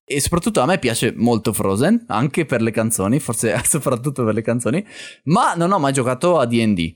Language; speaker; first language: Italian; native; Italian